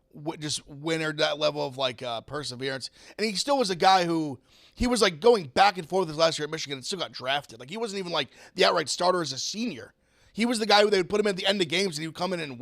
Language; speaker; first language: English; native; English